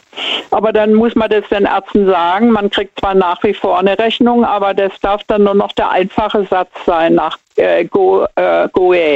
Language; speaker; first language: German; native; German